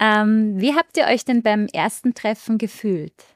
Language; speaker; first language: German; native; German